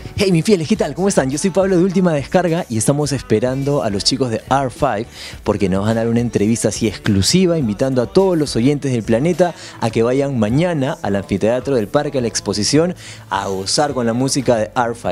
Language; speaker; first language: Spanish; native; Spanish